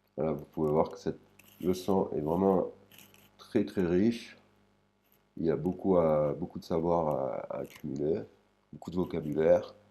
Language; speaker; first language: French; native; French